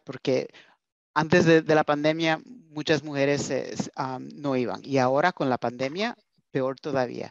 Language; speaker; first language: Spanish; early bilingual, heritage; Spanish